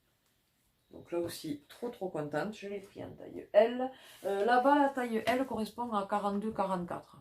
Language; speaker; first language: French; native; French